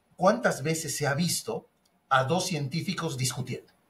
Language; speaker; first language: Spanish; native; Spanish